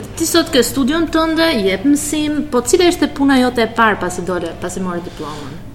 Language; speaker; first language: Albanian; native; Albanian